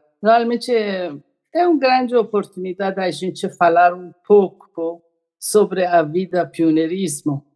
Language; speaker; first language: Portuguese; non-native, learner; Persian